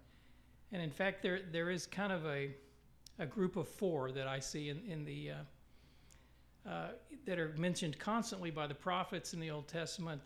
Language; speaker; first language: English; native; English